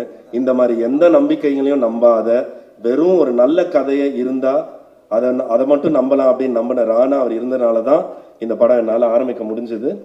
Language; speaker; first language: Tamil; native; Tamil